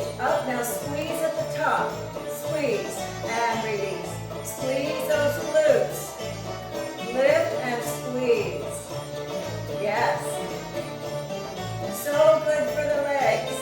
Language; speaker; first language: English; native; English